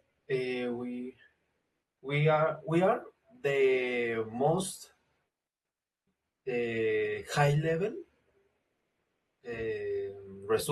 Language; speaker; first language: English; non-native, learner; Spanish